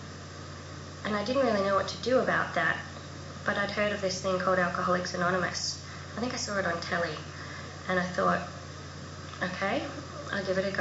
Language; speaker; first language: English; native; English